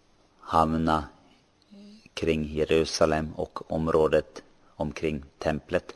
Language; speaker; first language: Swedish; non-native, local second language; Finnish